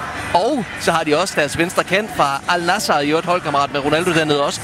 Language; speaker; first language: Danish; native; Danish